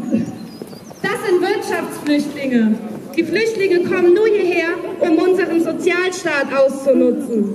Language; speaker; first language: German; native; German